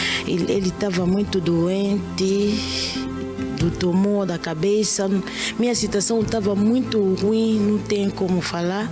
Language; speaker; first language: Portuguese; non-native, learner; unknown